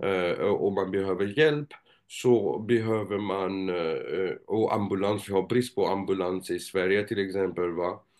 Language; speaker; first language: Swedish; non-native, fluent; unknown